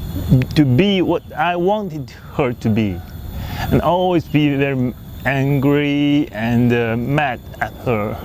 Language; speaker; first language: English; non-native, learner; Chinese